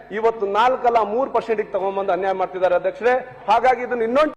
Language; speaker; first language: Kannada; non-native, local second language; Lambadi